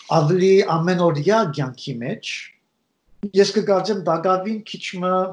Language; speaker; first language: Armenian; early bilingual, heritage; Armenian